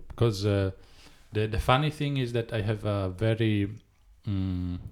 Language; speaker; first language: English; non-native, fluent; Italian